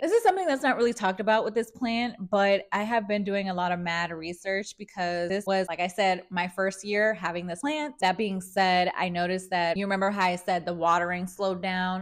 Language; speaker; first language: English; early bilingual, other home language; Spanish